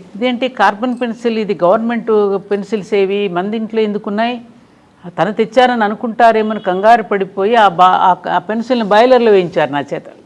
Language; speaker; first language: Telugu; native; Telugu